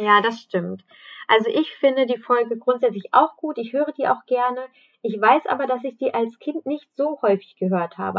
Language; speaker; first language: German; native; German